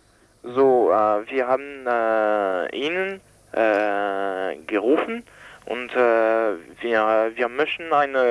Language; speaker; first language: German; non-native, learner; French